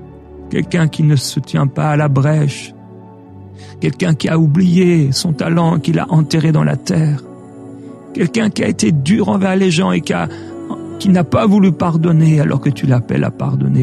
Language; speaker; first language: French; native; French